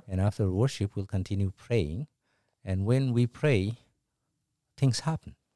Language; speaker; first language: English; non-native, fluent; Tigrinya